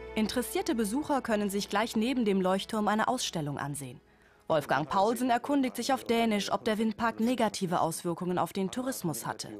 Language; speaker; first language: German; native; German